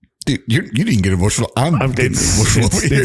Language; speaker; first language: English; native; English